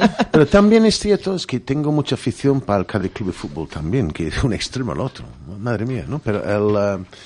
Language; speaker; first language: Spanish; non-native, fluent; English